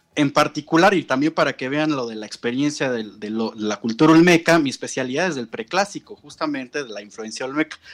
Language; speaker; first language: Spanish; native; Spanish